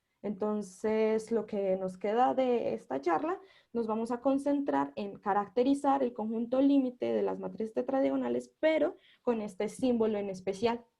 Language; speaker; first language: Spanish; native; Spanish